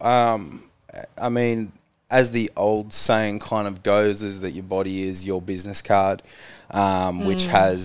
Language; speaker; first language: English; native; English